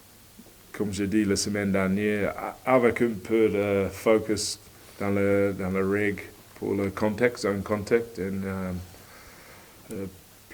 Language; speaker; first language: French; non-native, learner; English